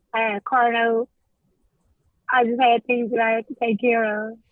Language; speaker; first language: English; native; English